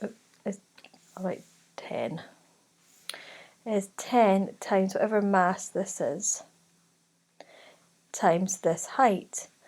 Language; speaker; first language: English; native; English